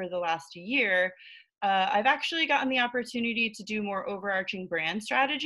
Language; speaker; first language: English; native; English